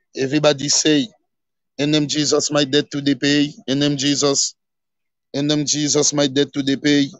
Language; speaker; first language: English; non-native, learner; Haitian Creole